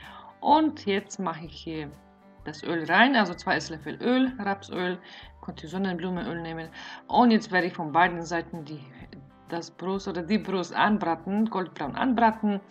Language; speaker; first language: German; non-native, fluent; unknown